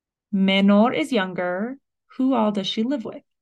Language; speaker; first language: Spanish; non-native, fluent; English